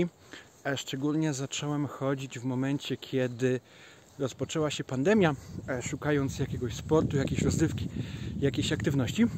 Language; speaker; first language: Polish; native; Polish